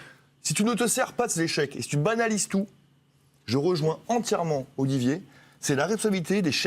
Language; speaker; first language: French; native; French